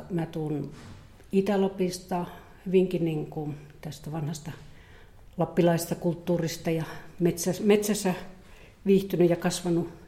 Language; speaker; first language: Finnish; native; Finnish